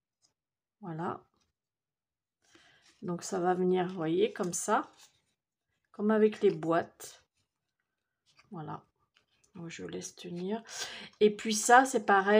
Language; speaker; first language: French; native; French